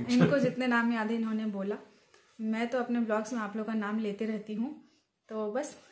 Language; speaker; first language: Hindi; native; Hindi